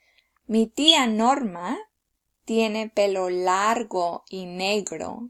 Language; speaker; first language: Spanish; early bilingual, heritage; Spanish